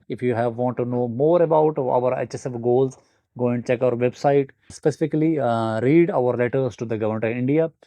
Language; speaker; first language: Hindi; native; Hindi